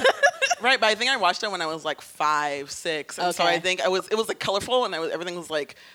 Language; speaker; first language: English; native; English